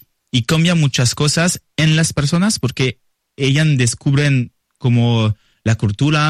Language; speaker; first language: Spanish; non-native, learner; French